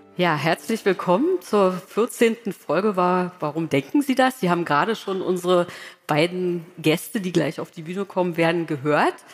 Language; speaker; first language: German; native; German